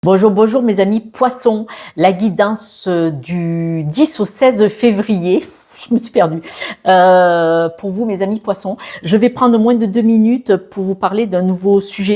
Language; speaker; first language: French; native; French